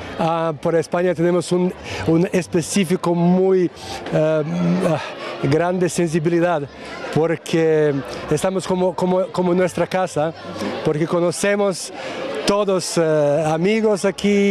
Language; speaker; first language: Spanish; non-native, learner; Serbian